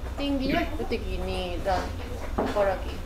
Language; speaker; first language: Indonesian; non-native, learner; Korean